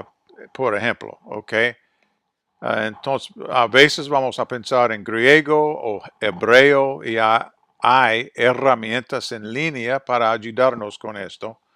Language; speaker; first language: Spanish; non-native, fluent; English